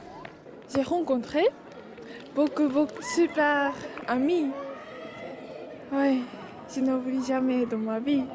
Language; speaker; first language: French; non-native, learner; Japanese